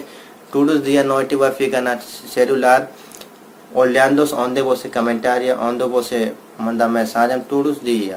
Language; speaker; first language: Portuguese; non-native, learner; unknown